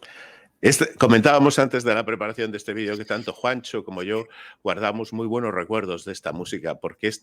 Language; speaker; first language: Spanish; native; Spanish